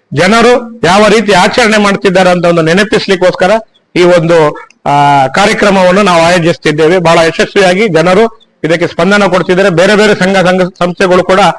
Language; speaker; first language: Kannada; non-native, local second language; Tulu